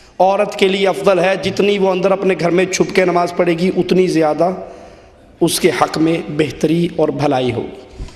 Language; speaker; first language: Urdu; non-native, local second language; Punjabi